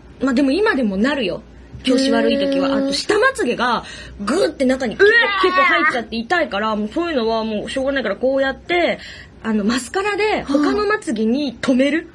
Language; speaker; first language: Japanese; native; Japanese